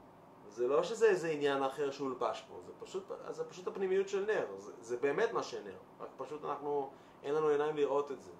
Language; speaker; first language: Hebrew; native; Hebrew